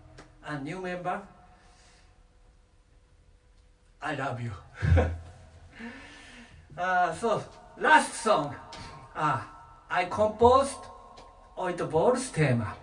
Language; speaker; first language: English; non-native, learner; Japanese